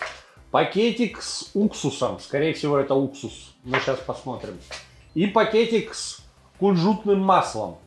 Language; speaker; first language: Russian; native; Russian